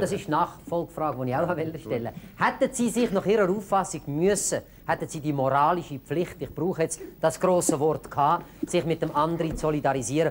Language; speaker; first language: German; native; German